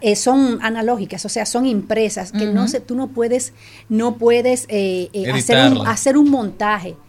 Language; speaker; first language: Spanish; native; Spanish